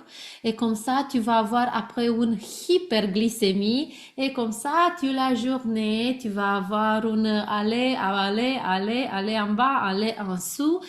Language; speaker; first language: French; non-native, learner; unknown